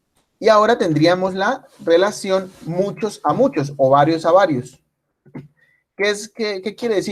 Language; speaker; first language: Spanish; native; Spanish